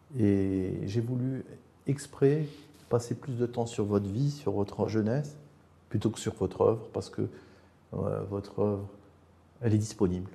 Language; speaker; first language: French; non-native, local second language; Arabic